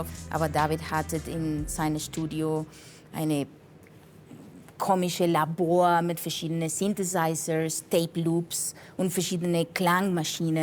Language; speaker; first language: German; non-native, fluent; Spanish